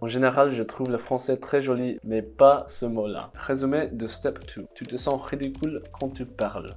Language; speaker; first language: French; non-native, fluent; English